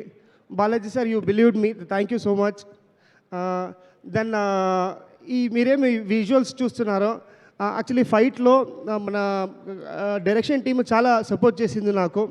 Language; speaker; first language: Telugu; non-native, learner; Kannada